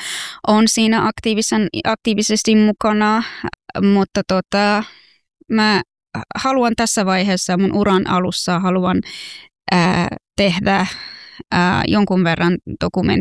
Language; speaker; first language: Finnish; non-native, fluent; Persian